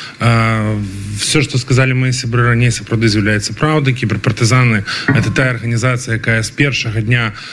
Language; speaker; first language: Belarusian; non-native, local second language; Russian